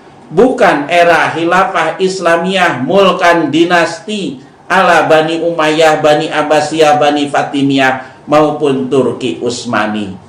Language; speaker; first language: Indonesian; native; Indonesian